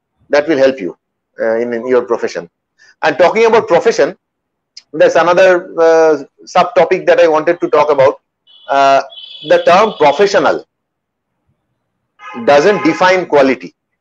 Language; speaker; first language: English; non-native, local second language; Bangla